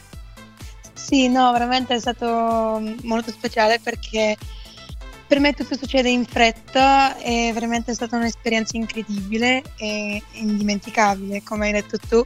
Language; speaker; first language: Italian; non-native, fluent; Bulgarian